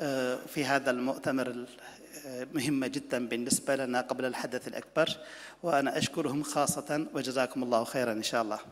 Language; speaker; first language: Arabic; non-native, fluent; Turkish